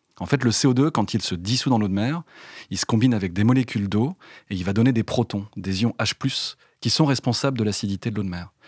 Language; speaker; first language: French; native; French